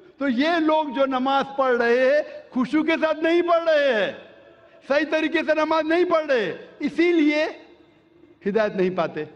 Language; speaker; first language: Urdu; non-native, local second language; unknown